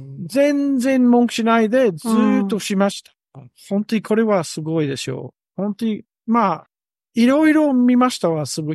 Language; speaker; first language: Japanese; non-native, learner; English